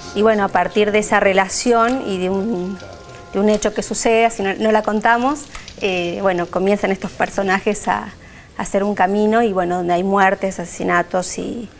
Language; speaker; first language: Spanish; native; Spanish